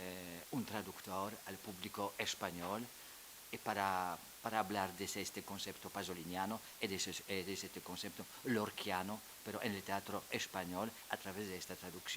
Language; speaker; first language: Spanish; non-native, fluent; Polish